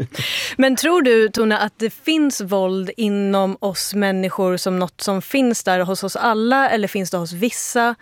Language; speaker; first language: Swedish; native; Swedish